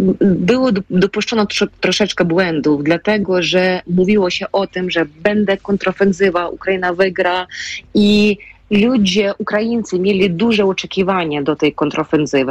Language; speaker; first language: Polish; non-native, fluent; Ukrainian